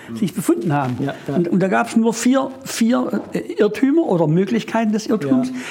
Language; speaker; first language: German; native; German